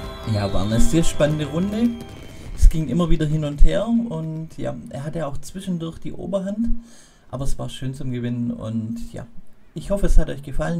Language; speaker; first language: German; native; German